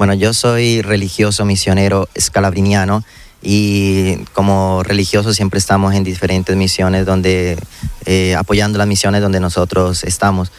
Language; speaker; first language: Spanish; native; Spanish